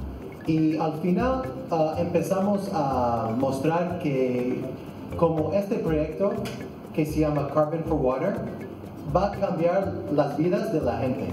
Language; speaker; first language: Spanish; non-native, fluent; English